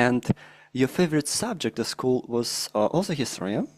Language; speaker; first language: English; non-native, fluent; Russian